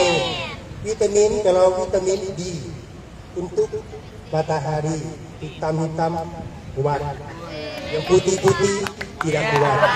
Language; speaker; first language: Indonesian; non-native, learner; Thai